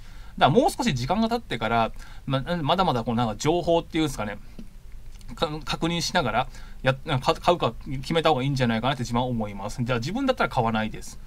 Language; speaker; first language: Japanese; native; Japanese